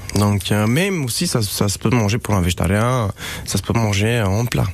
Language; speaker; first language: French; non-native, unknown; Romanian